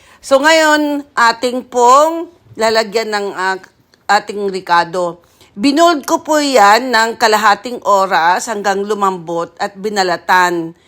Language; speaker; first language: Filipino; non-native, local second language; Iloko